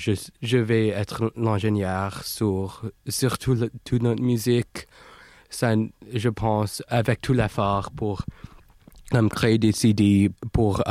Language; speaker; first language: French; non-native, local second language; English